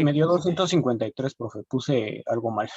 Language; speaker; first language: Spanish; native; Spanish